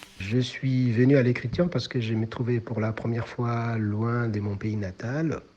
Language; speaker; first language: French; non-native, local second language; Somali